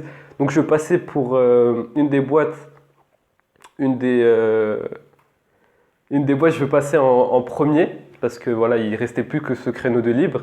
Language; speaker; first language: French; native; French